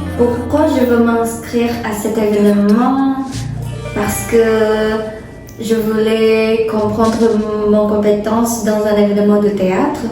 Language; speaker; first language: French; non-native, learner; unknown